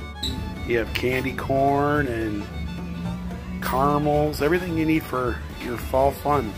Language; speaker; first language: English; native; English